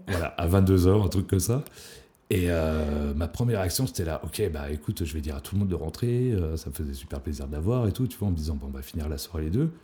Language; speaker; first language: French; native; French